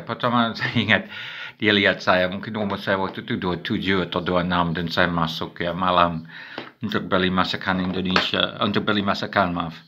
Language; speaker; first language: Indonesian; non-native, fluent; English